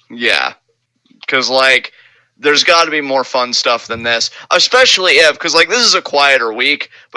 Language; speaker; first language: English; native; English